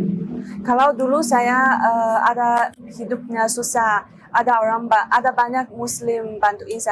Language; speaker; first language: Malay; non-native, learner; Chinese